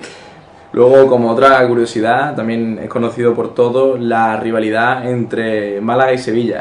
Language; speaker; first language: Spanish; native; Spanish